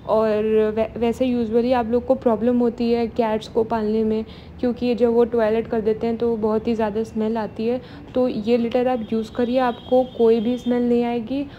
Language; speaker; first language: Hindi; native; Hindi